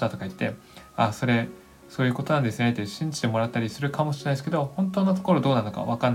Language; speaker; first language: Japanese; native; Japanese